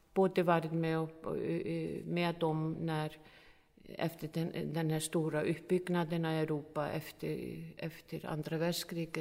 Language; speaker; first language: Swedish; non-native, fluent; Icelandic